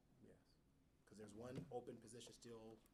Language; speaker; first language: English; native; English